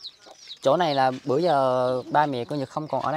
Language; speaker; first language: Vietnamese; native; Vietnamese